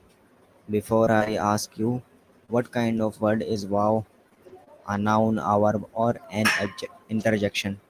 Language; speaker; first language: English; non-native, learner; Urdu